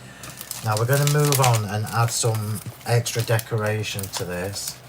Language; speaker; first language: English; native; English